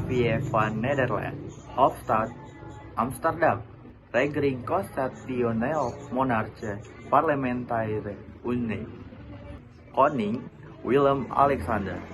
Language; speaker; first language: Dutch; non-native, learner; Indonesian